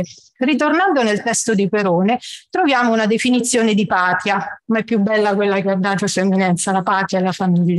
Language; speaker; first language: Italian; native; Italian